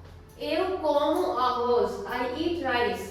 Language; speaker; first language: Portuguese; non-native, fluent; Hindi